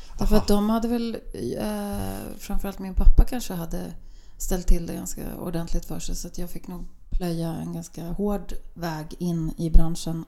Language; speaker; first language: Swedish; native; Swedish